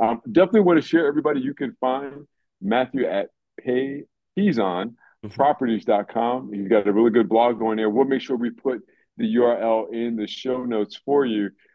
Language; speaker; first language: English; native; English